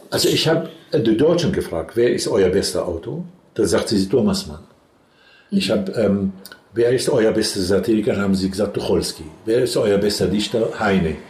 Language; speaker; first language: German; non-native, fluent; Arabic